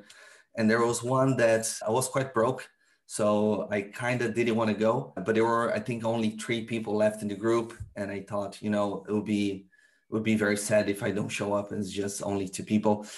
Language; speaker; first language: English; non-native, fluent; Portuguese